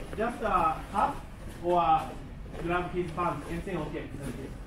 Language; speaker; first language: English; non-native, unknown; Japanese